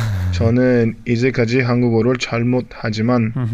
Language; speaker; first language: Korean; non-native, learner; Spanish